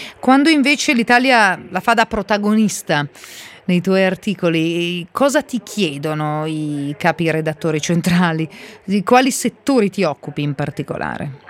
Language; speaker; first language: Italian; native; Italian